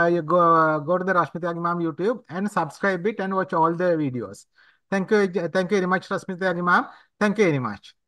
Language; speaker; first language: English; non-native, local second language; Sinhala